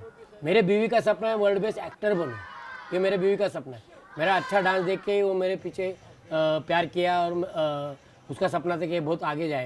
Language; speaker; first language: Hindi; native; Hindi